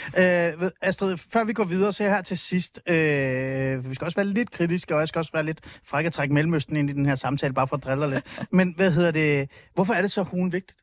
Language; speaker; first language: Danish; early bilingual, other home language; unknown